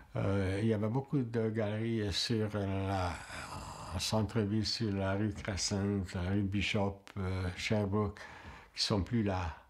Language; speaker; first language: French; non-native, fluent; Hungarian